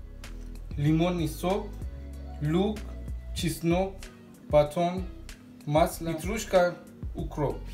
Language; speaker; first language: Russian; non-native, fluent; Persian